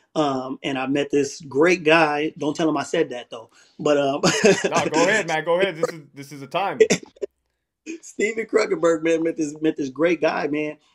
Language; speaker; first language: English; native; English